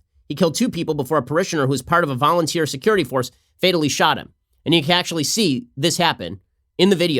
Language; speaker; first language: English; native; English